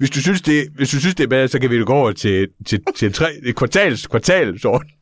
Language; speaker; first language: Danish; native; Danish